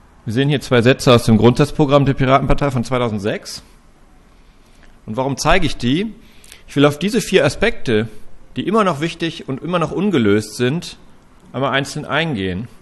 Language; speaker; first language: German; native; German